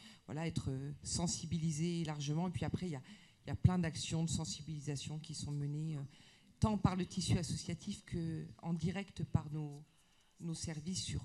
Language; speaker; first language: French; native; French